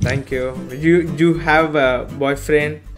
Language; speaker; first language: English; non-native, learner; Tamil